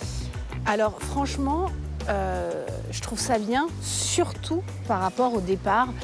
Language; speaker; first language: French; native; French